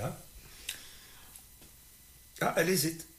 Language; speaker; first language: French; native; French